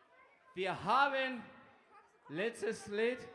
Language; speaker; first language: German; non-native, fluent; Kinyarwanda